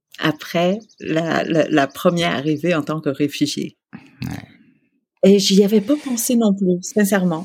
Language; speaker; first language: French; early bilingual, other home language; Vietnamese